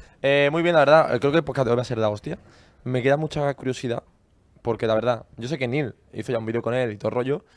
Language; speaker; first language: Spanish; native; Spanish